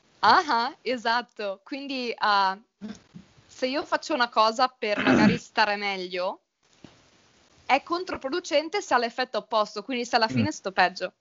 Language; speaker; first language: Italian; native; Italian